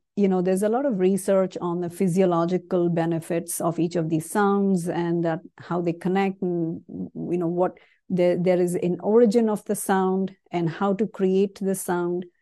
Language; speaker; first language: English; non-native, local second language; Kannada